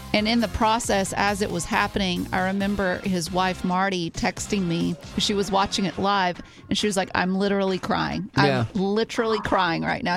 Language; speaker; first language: English; native; English